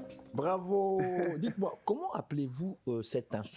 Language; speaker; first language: French; native; French